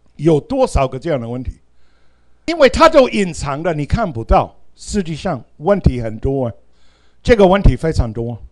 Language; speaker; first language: Chinese; non-native, fluent; English